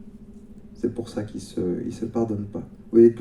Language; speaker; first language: French; native; French